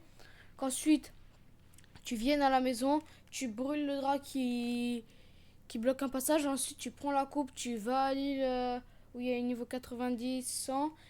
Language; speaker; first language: French; native; French